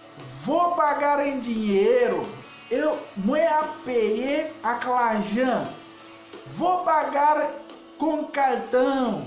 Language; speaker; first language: Portuguese; non-native, learner; Haitian Creole